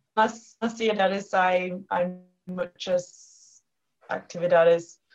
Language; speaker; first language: Spanish; non-native, learner; English